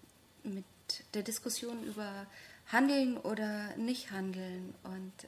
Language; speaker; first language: German; non-native, fluent; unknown